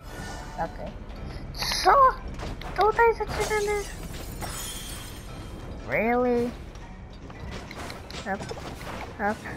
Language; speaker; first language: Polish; early bilingual, heritage; Polish